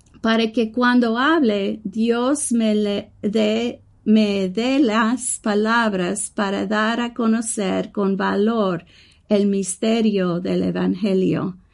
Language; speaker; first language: Spanish; early bilingual, heritage; English